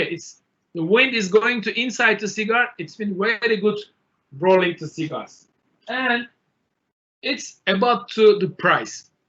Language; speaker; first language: English; non-native, learner; Turkish